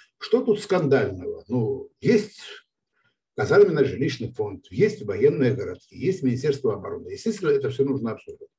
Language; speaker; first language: Russian; non-native, local second language; Georgian